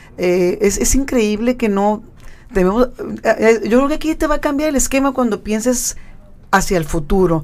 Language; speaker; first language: Spanish; native; Spanish